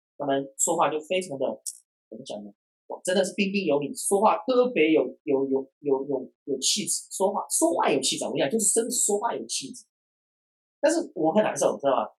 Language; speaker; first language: Chinese; non-native, local second language; Cantonese